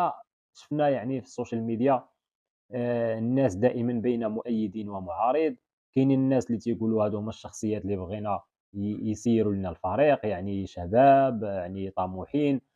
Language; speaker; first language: Arabic; native; Arabic